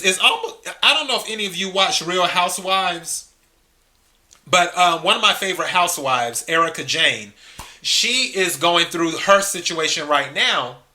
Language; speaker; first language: English; native; English